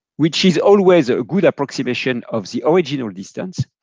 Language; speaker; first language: English; non-native, fluent; French